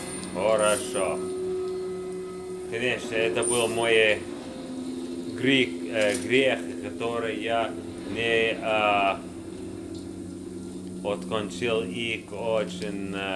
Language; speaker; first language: Russian; non-native, learner; English